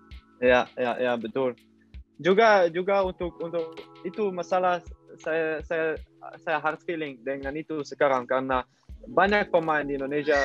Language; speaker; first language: Indonesian; non-native, learner; Dutch